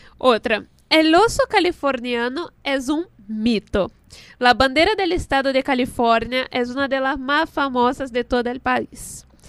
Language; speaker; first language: Spanish; non-native, fluent; Portuguese